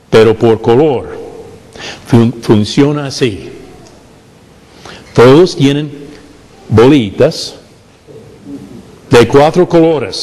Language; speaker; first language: Spanish; non-native, fluent; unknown